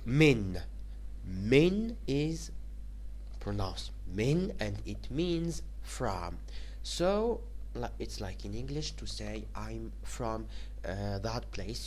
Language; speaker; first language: English; non-native, fluent; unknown